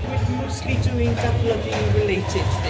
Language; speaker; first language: English; native; English